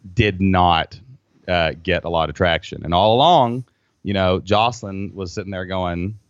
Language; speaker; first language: English; native; English